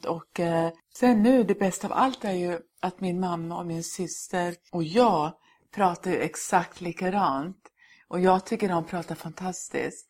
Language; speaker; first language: Swedish; early bilingual, other home language; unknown